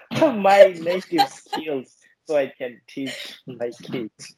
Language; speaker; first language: English; non-native, fluent; Portuguese